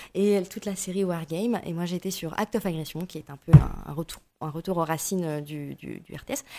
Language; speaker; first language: French; early bilingual, other home language; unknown